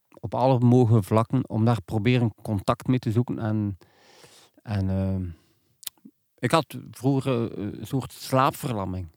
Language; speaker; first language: Dutch; non-native, local second language; French